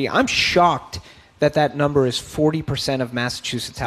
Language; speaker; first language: English; native; English